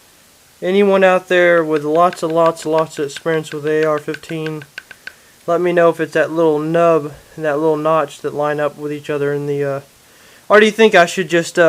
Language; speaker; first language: English; native; English